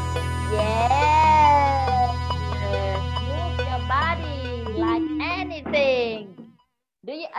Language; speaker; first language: English; non-native, fluent; Vietnamese